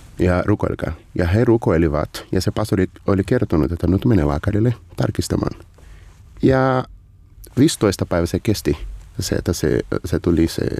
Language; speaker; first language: Finnish; non-native, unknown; Portuguese